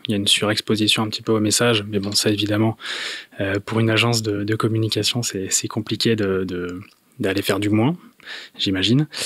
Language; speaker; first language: French; native; French